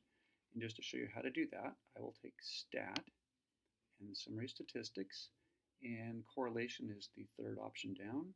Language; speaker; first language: English; native; English